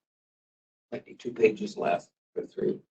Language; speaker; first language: English; native; English